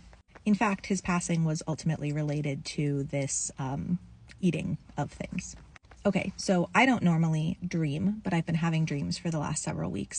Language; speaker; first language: English; native; English